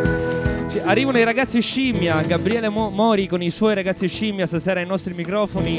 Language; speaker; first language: Italian; native; Italian